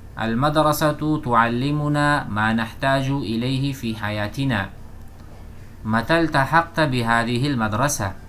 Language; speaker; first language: Arabic; non-native, fluent; Urdu